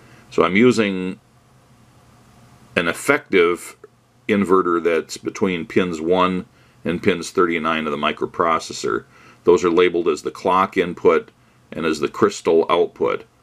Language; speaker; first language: English; native; English